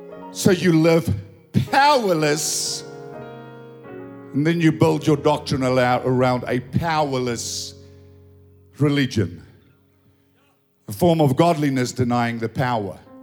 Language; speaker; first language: English; non-native, local second language; Afrikaans